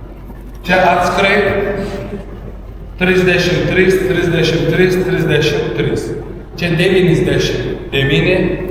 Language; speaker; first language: Lithuanian; non-native, learner; Turkish